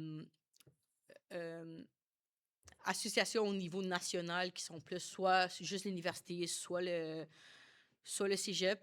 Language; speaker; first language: French; native; French